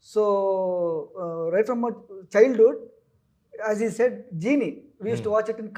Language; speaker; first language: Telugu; non-native, learner; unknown